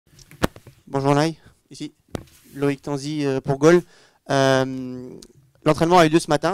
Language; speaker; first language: French; native; French